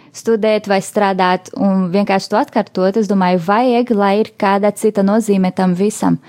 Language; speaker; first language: Latvian; non-native, fluent; Portuguese